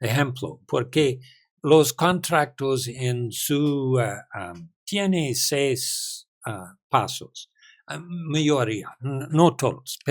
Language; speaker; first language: Spanish; non-native, learner; English